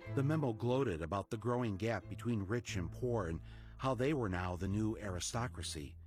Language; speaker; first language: English; native; English